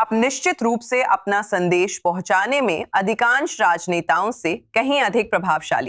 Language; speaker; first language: Hindi; native; Hindi